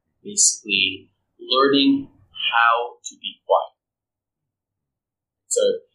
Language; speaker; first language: English; non-native, local second language; Filipino